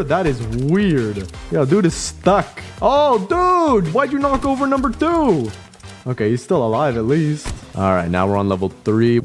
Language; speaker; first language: English; native; English